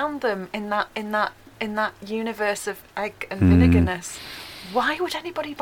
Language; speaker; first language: English; native; English